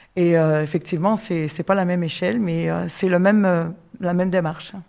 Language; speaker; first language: French; native; French